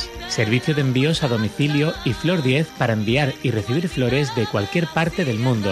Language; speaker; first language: Spanish; native; Spanish